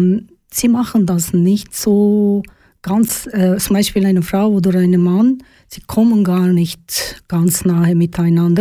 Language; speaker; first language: German; non-native, learner; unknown